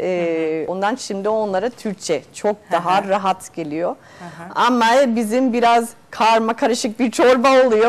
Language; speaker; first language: Turkish; non-native, fluent; Spanish